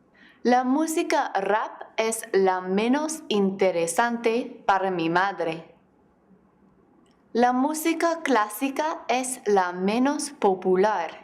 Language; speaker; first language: Spanish; non-native, fluent; English